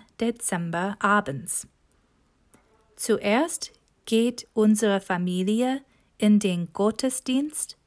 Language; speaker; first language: German; non-native, fluent; English